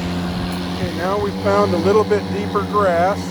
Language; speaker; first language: English; native; English